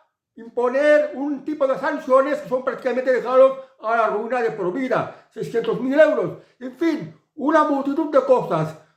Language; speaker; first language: Spanish; native; Spanish